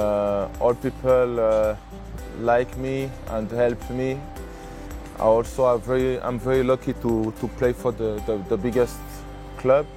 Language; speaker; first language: English; non-native, learner; French